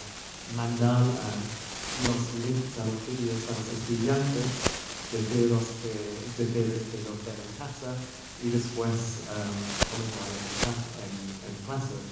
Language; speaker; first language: Spanish; non-native, fluent; English